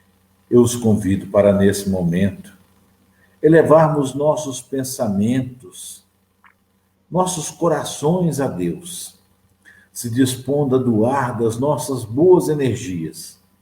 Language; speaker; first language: Portuguese; native; Portuguese